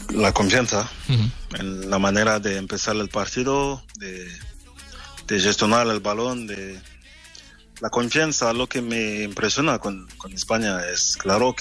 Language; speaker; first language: Spanish; non-native, fluent; French